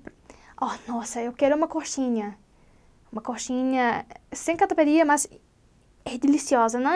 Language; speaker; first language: Portuguese; non-native, learner; English